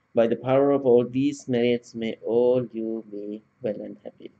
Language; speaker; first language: English; non-native, local second language; Sinhala